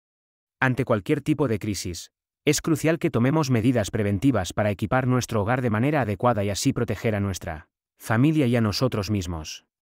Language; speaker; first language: Spanish; native; Spanish